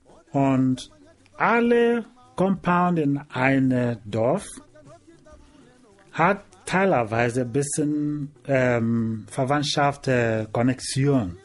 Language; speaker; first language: German; non-native, learner; Igbo